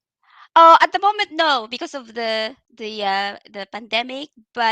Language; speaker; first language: English; non-native, local second language; Filipino